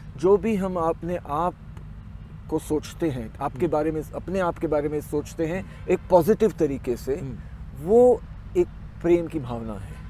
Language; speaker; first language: Hindi; non-native, local second language; Marathi